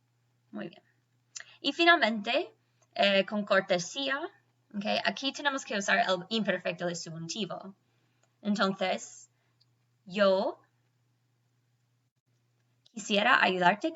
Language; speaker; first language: Spanish; non-native, fluent; English